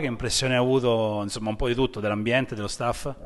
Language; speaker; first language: Italian; native; Italian